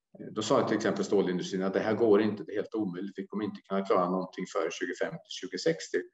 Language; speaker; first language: Swedish; native; Swedish